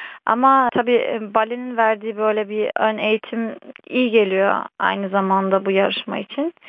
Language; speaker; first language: Turkish; early bilingual, heritage; Turkish